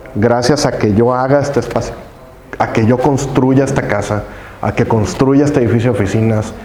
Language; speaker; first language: Spanish; native; Spanish